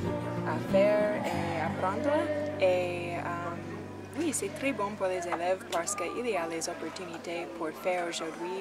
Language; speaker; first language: French; non-native, fluent; English